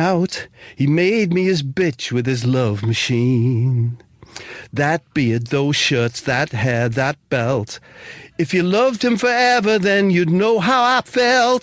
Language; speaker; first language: English; native; English